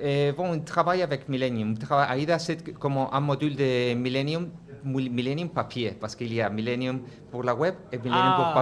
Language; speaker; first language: French; non-native, fluent; Spanish